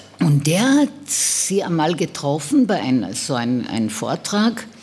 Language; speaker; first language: German; non-native, fluent; Hebrew